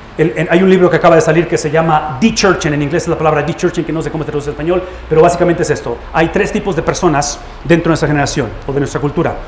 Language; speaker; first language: Spanish; native; Spanish